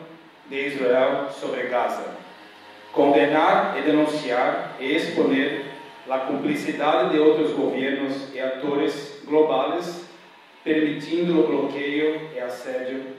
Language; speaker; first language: Spanish; non-native, fluent; Portuguese